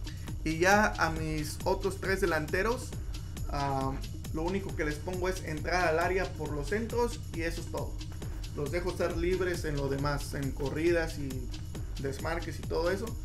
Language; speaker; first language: Spanish; native; Spanish